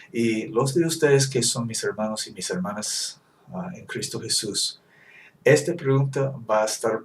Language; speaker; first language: Spanish; non-native, fluent; English